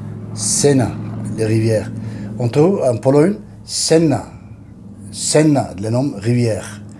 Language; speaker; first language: French; non-native, learner; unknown